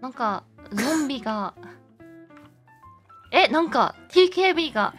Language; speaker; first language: Japanese; non-native, learner; English